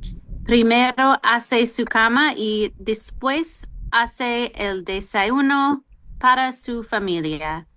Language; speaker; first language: Spanish; non-native, learner; English